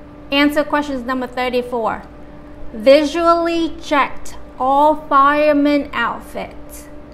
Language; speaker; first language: English; non-native, fluent; Vietnamese